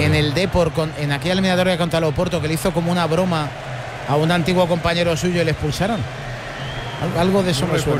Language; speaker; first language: Spanish; native; Spanish